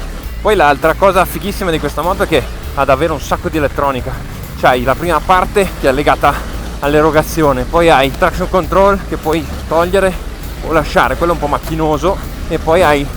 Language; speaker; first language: Italian; native; Italian